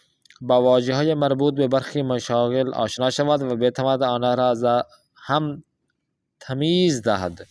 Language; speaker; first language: Persian; non-native, fluent; Urdu